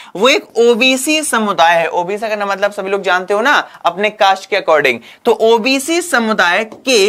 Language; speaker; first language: Hindi; native; Hindi